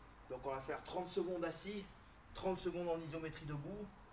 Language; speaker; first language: French; native; French